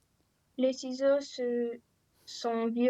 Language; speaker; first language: French; non-native, learner; Romanian